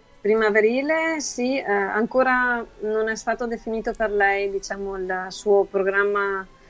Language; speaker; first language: Italian; native; Italian